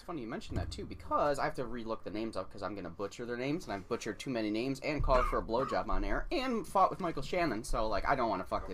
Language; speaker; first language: English; native; English